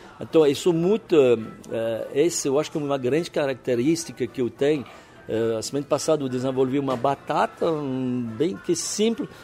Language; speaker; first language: Portuguese; non-native, fluent; French